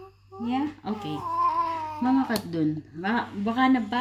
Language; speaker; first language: Dutch; non-native, learner; Filipino